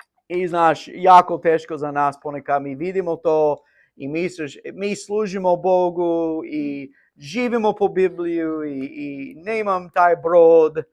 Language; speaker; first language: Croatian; non-native, learner; English